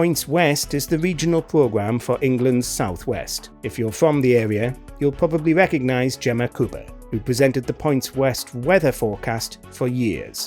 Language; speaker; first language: English; native; English